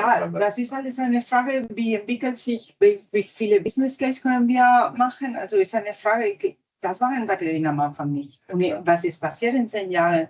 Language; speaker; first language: German; non-native, fluent; Italian